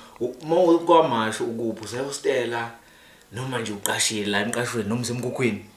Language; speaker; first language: Zulu; native; Zulu